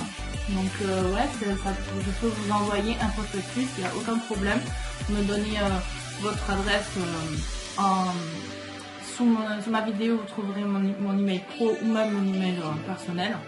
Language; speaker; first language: French; native; French